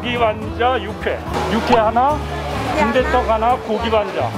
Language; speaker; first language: Korean; native; Korean